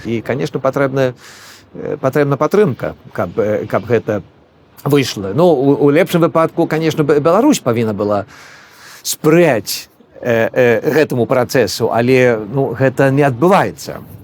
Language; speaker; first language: Belarusian; non-native, fluent; Swedish